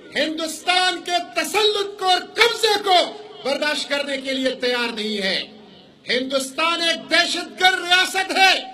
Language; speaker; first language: Urdu; non-native, local second language; Pashto